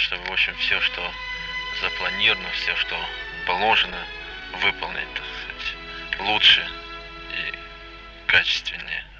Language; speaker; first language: Russian; native; Russian